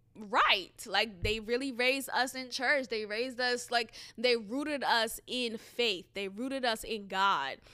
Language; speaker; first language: English; early bilingual, other home language; Haitian Creole